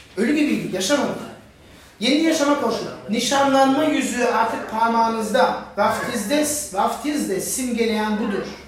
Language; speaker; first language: Turkish; non-native, fluent; German